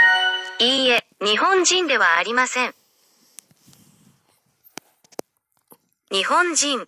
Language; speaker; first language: Japanese; non-native, learner; Thai